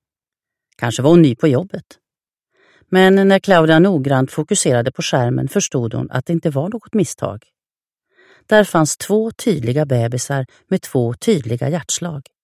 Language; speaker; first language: Swedish; native; Swedish